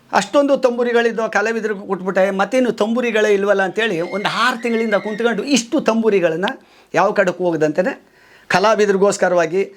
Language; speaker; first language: Kannada; native; Kannada